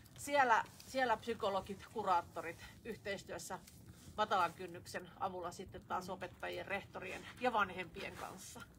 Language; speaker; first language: Finnish; native; Finnish